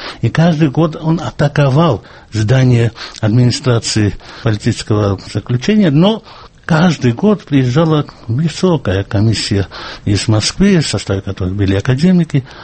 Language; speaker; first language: Russian; non-native, local second language; Georgian